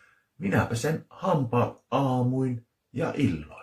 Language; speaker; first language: Finnish; native; Finnish